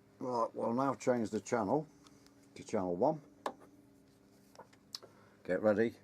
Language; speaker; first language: English; native; English